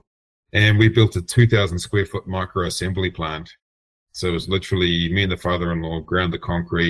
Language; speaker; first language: English; native; English